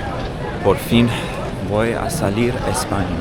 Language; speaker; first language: Spanish; non-native, learner; English